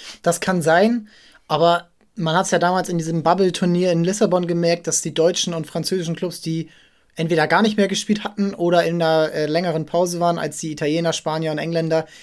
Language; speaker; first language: German; native; German